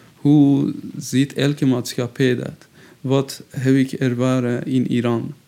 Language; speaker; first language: Dutch; non-native, fluent; Persian